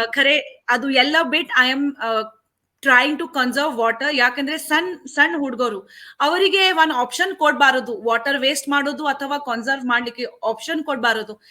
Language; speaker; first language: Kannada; non-native, local second language; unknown